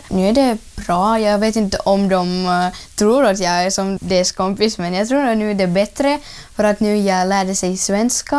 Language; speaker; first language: Swedish; early bilingual, other home language; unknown